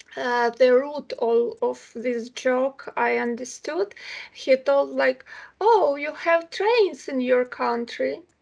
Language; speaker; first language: English; non-native, fluent; Ukrainian